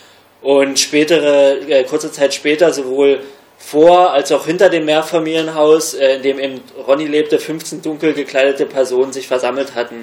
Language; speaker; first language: German; native; German